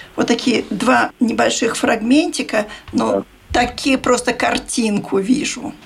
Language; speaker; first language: Russian; native; Russian